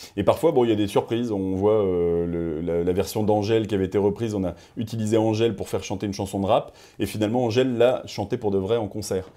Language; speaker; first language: French; native; French